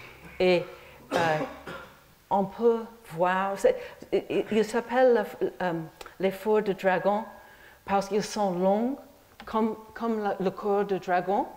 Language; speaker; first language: French; non-native, fluent; English